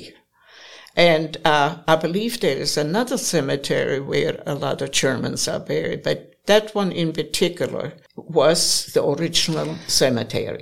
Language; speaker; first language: English; non-native, fluent; German